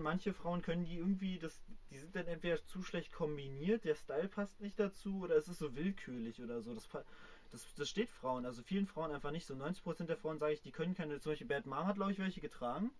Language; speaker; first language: German; native; German